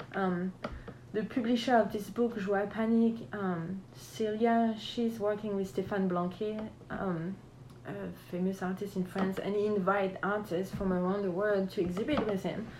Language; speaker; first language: English; non-native, fluent; French